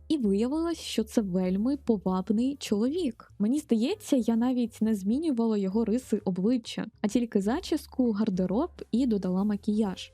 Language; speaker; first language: Ukrainian; non-native, local second language; Russian